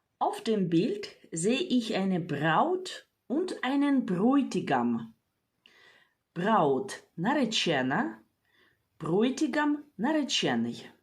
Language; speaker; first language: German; non-native, fluent; Ukrainian